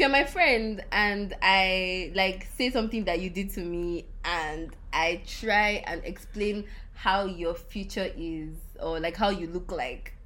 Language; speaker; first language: English; non-native, local second language; Yoruba